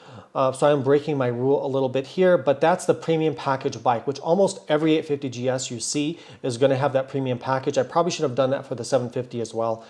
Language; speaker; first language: English; native; English